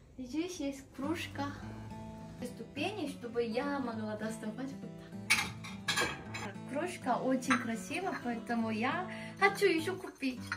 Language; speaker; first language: Russian; non-native, learner; Korean